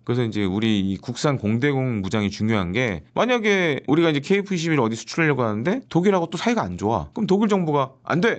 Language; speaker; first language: Korean; native; Korean